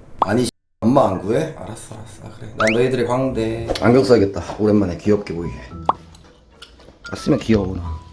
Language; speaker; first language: Korean; native; Korean